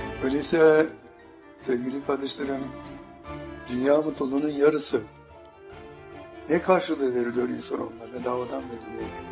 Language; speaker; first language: Turkish; native; Turkish